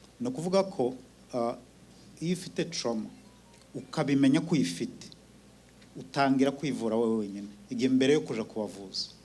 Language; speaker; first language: Kinyarwanda; native; Kinyarwanda